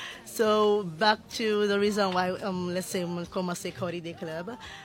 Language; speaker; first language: English; non-native, local second language; Seselwa Creole French